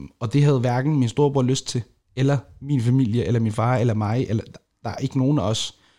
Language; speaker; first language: Danish; early bilingual, other home language; Kurdish